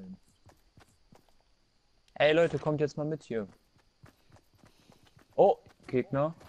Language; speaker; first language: German; native; German